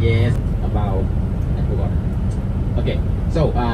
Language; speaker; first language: English; non-native, learner; Vietnamese